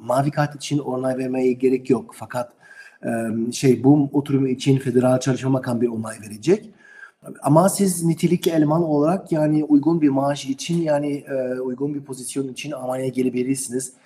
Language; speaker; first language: Turkish; non-native, learner; German